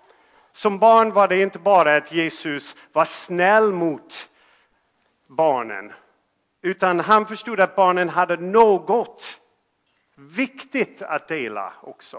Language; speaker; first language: Swedish; non-native, fluent; English